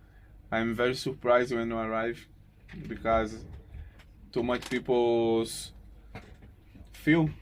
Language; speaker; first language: English; non-native, learner; Portuguese